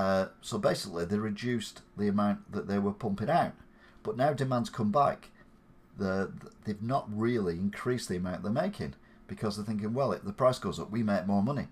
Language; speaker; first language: English; native; English